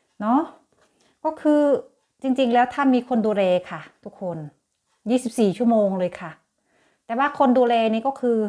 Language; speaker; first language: Thai; native; Thai